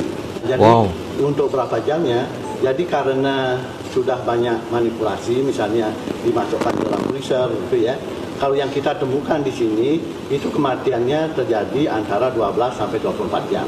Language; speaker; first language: Indonesian; native; Indonesian